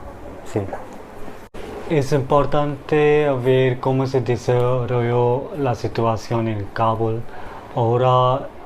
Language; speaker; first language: Spanish; non-native, learner; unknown